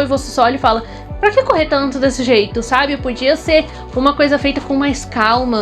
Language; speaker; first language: Portuguese; native; Portuguese